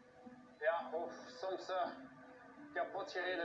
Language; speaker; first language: Dutch; non-native, local second language; French